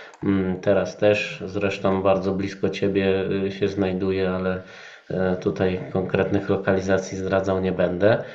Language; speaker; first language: Polish; native; Polish